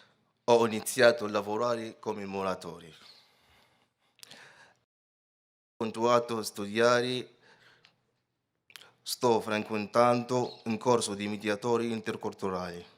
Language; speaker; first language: Italian; non-native, fluent; Arabic